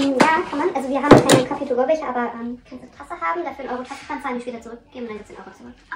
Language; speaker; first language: German; non-native, learner; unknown